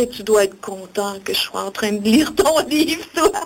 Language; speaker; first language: French; native; French